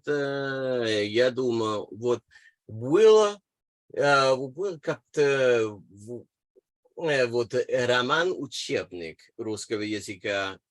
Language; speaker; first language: Russian; non-native, fluent; English